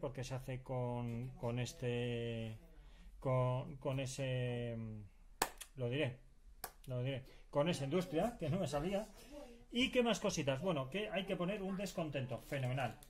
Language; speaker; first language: Spanish; native; Spanish